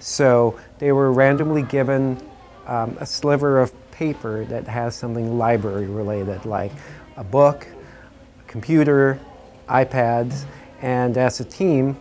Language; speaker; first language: English; native; English